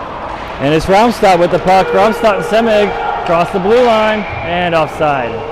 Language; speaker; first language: English; native; English